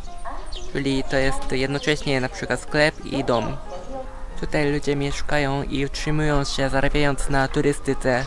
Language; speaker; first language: Polish; non-native, fluent; Japanese